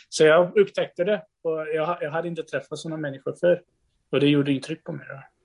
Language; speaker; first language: Swedish; non-native, fluent; Portuguese